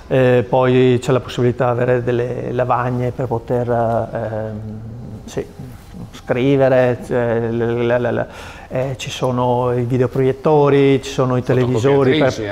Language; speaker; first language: Italian; native; Italian